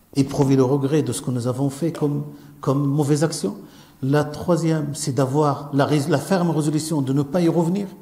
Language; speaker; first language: French; non-native, local second language; Arabic